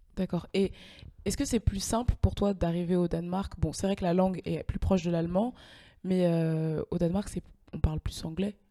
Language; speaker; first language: French; native; French